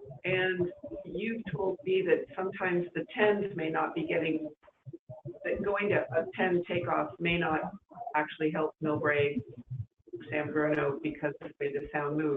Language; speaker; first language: English; native; English